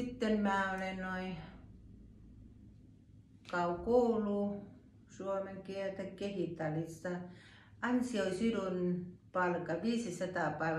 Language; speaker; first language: Finnish; non-native, learner; Thai